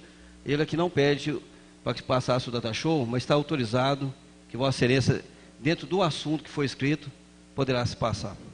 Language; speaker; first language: Portuguese; native; Portuguese